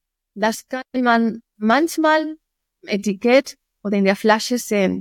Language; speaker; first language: German; non-native, fluent; Spanish